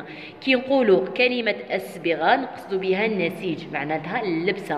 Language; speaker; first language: Arabic; native; Arabic